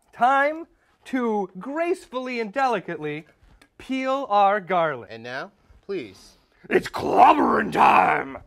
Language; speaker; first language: English; native; English